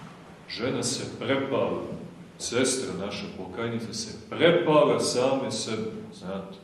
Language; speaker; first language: Serbian; native; Serbian